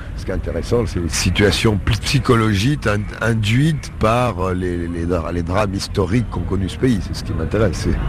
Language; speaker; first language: French; native; French